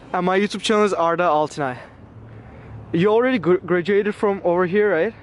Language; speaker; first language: English; non-native, learner; Turkish